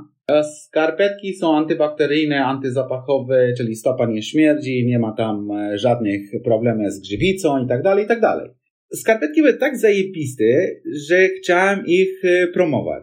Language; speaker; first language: Polish; non-native, fluent; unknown